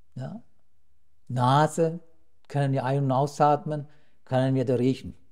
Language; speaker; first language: German; non-native, fluent; Sinhala